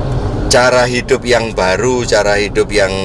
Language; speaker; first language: Indonesian; native; Indonesian